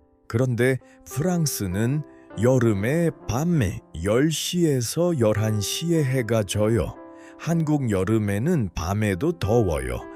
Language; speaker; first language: Korean; non-native, learner; Uzbek